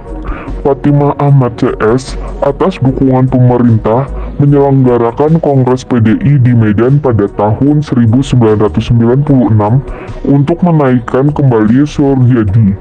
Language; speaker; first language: Indonesian; native; Indonesian